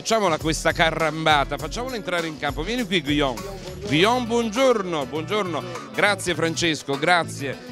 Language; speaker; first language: Italian; native; Italian